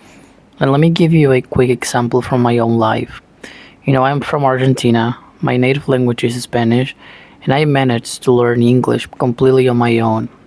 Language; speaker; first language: English; non-native, fluent; Spanish